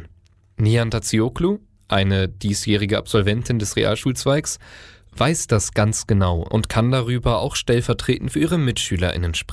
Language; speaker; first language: German; native; German